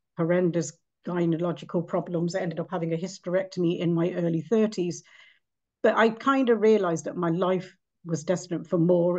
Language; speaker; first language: English; native; English